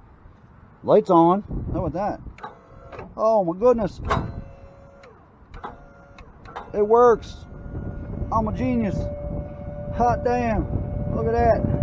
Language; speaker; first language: English; native; English